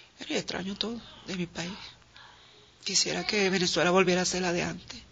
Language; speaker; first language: Spanish; native; Spanish